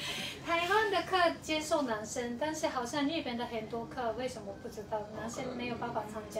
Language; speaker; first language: Chinese; non-native, fluent; Japanese